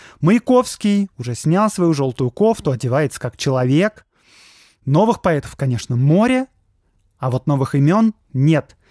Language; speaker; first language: Russian; native; Russian